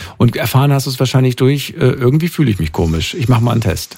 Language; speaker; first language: German; native; German